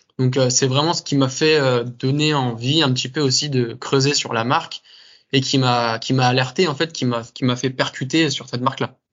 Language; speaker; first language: French; native; French